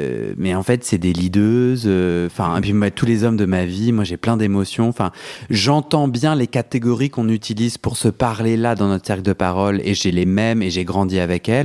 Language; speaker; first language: French; native; French